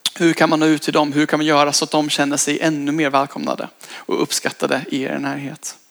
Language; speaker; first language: Swedish; native; Swedish